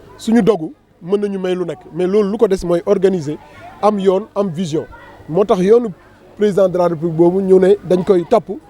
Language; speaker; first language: Wolof; non-native, local second language; Fula